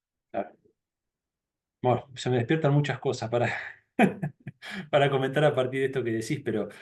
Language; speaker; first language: Spanish; native; Spanish